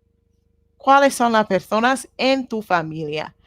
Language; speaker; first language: Spanish; non-native, learner; Japanese